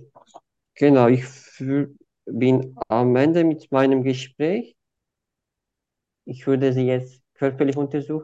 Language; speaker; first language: German; non-native, fluent; Turkish